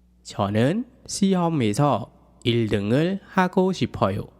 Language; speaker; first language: Korean; non-native, fluent; Khmer